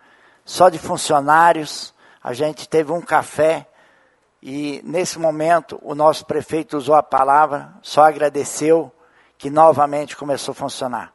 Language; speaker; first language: Portuguese; native; Portuguese